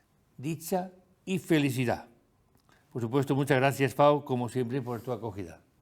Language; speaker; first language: Spanish; native; Spanish